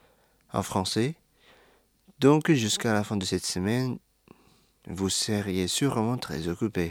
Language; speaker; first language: French; non-native, fluent; Indonesian